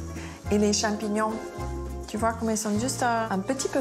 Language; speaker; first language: French; non-native, fluent; English